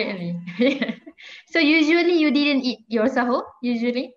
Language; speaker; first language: English; non-native, fluent; Malay